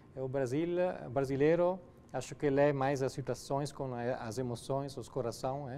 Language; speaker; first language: Portuguese; non-native, fluent; Italian